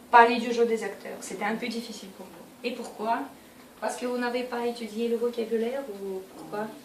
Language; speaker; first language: French; non-native, fluent; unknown